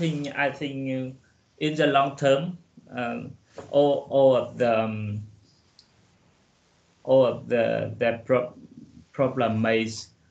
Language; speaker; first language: English; non-native, learner; Vietnamese